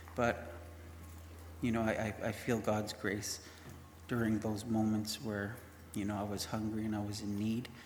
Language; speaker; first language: English; native; English